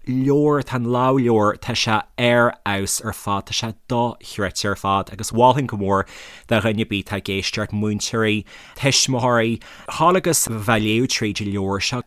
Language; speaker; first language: Irish; native; Irish